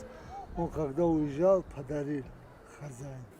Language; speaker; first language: Russian; non-native, local second language; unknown